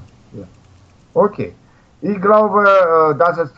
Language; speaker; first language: German; non-native, learner; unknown